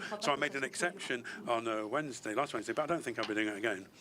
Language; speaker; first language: English; native; English